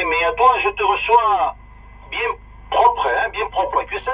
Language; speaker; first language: French; early bilingual, other home language; Spanish